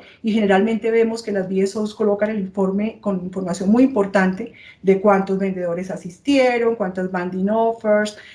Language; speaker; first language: Spanish; native; Spanish